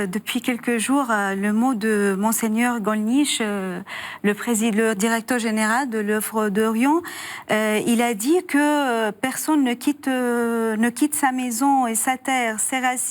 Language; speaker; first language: French; non-native, fluent; Arabic